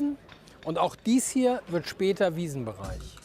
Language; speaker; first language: German; native; German